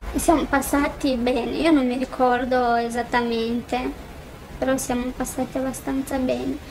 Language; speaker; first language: Italian; non-native, fluent; Romanian